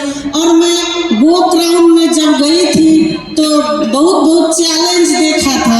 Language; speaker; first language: Hindi; non-native, learner; Nepali